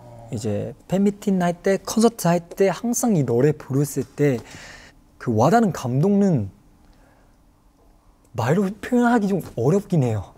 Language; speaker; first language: Korean; non-native, fluent; Chinese